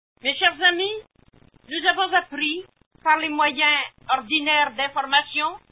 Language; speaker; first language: French; native; French